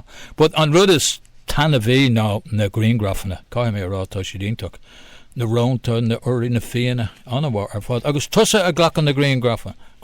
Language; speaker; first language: Irish; non-native, local second language; English